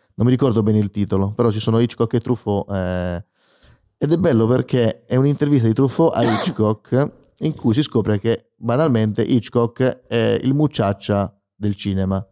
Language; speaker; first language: Italian; native; Italian